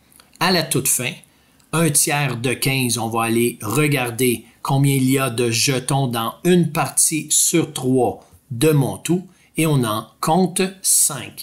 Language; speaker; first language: French; native; French